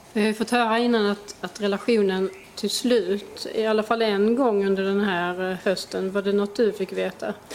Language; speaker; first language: Swedish; native; Swedish